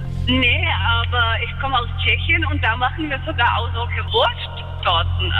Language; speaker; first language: German; non-native, fluent; Czech